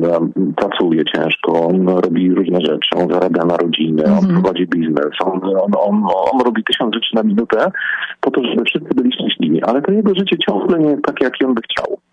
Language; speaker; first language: Polish; native; Polish